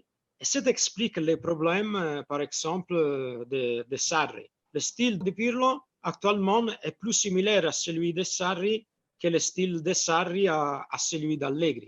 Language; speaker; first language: French; non-native, fluent; Italian